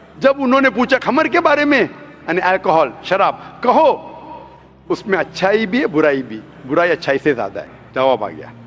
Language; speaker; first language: Hindi; non-native, local second language; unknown